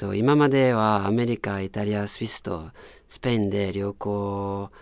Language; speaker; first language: Japanese; non-native, fluent; French